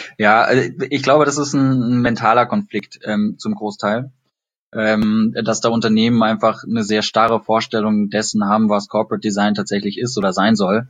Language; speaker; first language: German; native; German